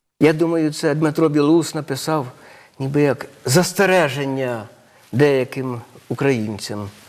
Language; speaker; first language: Ukrainian; native; Ukrainian